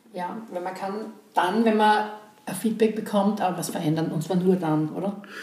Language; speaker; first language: German; native; German